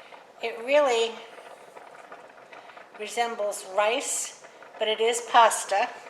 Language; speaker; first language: English; native; English